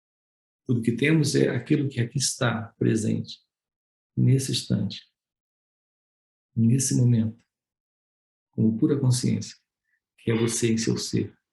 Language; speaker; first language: Portuguese; native; Portuguese